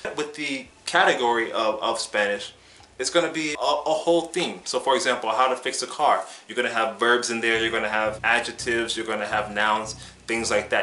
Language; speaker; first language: English; native; English